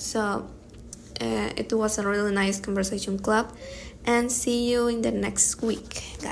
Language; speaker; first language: English; non-native, learner; Spanish